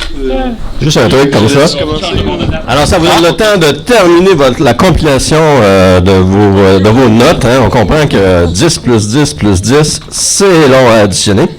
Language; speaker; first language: French; native; French